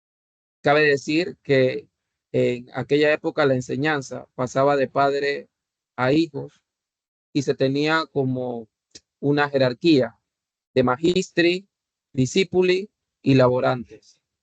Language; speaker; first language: Spanish; native; Spanish